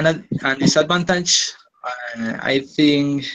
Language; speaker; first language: English; non-native, learner; Spanish